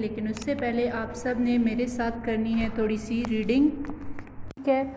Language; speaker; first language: Urdu; non-native, local second language; Punjabi